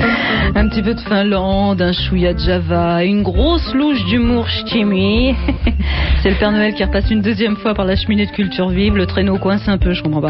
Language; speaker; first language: French; native; French